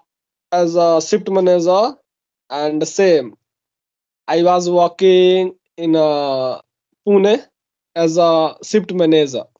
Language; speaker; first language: English; non-native, local second language; Hindi